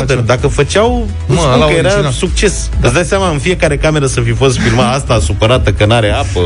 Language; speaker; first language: Romanian; native; Romanian